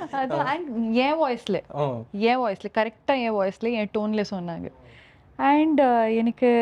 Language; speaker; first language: Tamil; early bilingual, heritage; Tamil